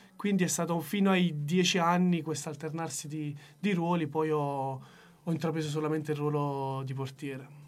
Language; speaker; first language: Italian; early bilingual, other home language; Ukrainian